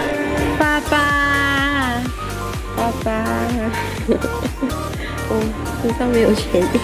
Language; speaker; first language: Chinese; early bilingual, heritage; Cantonese